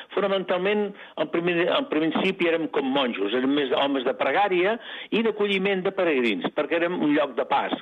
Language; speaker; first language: Catalan; native; Catalan